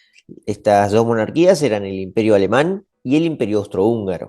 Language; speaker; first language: Spanish; native; Spanish